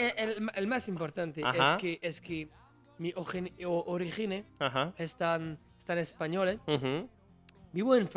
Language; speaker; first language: Spanish; non-native, learner; French